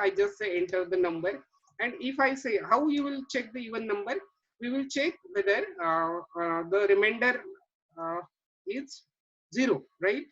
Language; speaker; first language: English; non-native, local second language; Marathi